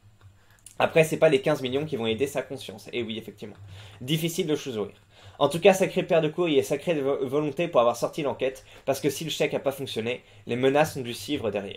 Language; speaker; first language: French; native; French